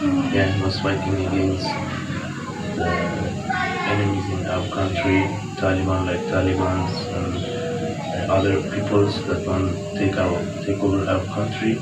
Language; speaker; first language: English; non-native, fluent; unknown